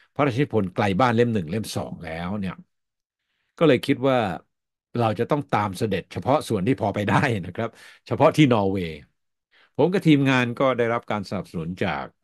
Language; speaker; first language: Thai; native; Thai